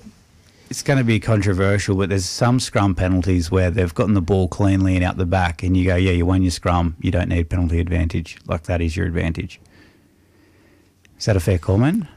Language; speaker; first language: English; native; English